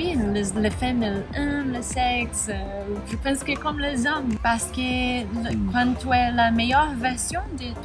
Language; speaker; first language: French; non-native, learner; Spanish